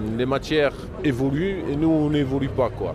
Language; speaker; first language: French; native; French